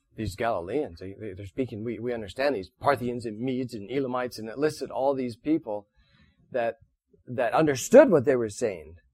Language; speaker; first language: English; native; English